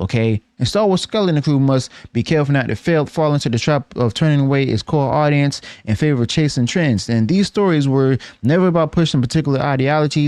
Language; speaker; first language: English; native; English